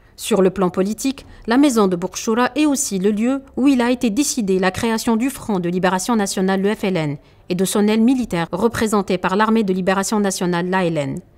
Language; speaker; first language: French; non-native, local second language; Arabic